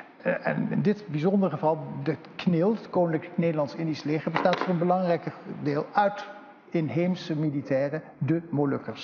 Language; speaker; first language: Dutch; native; Dutch